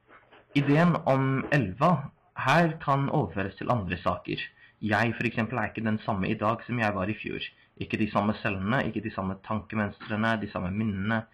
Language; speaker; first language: Norwegian; non-native, fluent; English